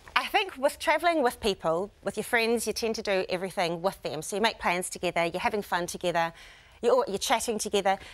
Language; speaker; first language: English; native; English